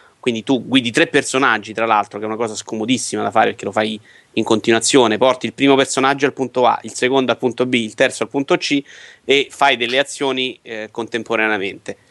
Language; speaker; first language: Italian; native; Italian